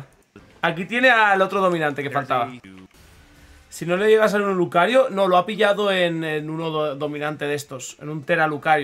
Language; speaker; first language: Spanish; native; Spanish